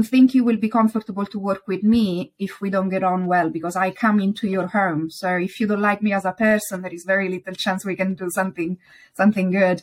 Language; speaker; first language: English; non-native, fluent; Italian